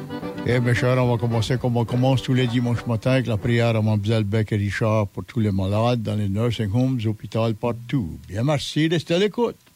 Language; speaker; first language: French; native; French